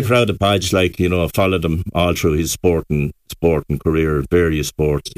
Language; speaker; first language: English; native; English